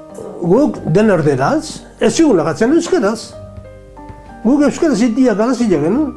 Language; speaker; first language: Basque; native; Basque